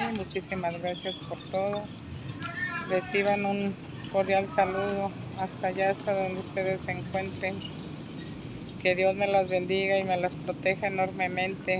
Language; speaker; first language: Spanish; native; Spanish